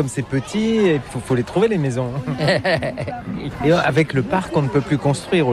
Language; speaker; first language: French; native; French